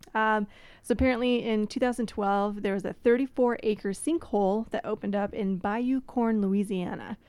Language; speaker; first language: English; native; English